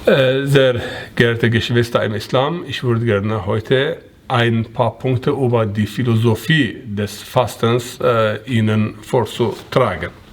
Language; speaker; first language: German; non-native, learner; Persian